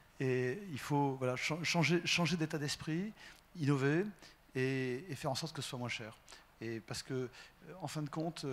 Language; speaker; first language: French; native; French